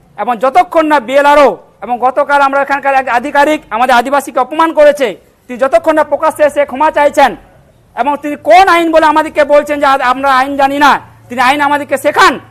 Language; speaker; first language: Bangla; non-native, local second language; Santali